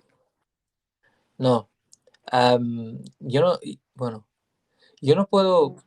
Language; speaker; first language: Spanish; non-native, learner; English